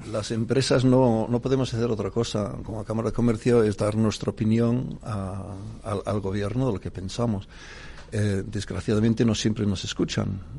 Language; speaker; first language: Spanish; non-native, fluent; English